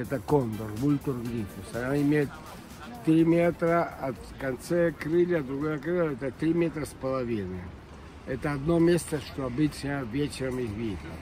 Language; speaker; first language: Russian; early bilingual, heritage; Spanish